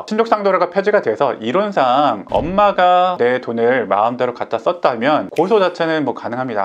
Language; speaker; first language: Korean; native; Korean